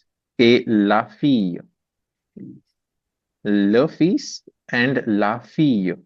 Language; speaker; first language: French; non-native, fluent; Hindi